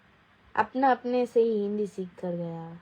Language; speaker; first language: Hindi; non-native, fluent; Bangla